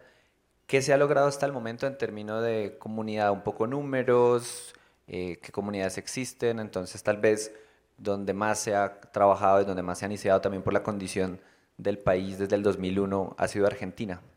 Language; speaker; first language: Spanish; native; Spanish